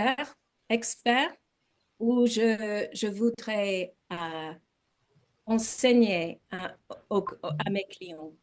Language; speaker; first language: French; non-native, learner; English